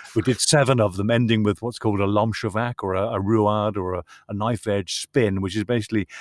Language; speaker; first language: English; native; English